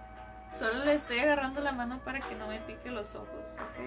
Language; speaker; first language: Spanish; native; Spanish